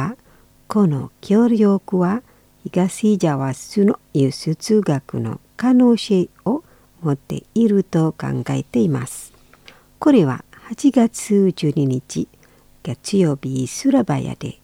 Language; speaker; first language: Japanese; non-native, fluent; Indonesian